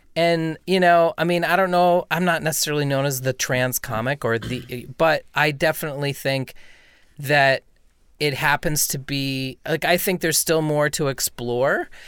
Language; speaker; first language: English; native; English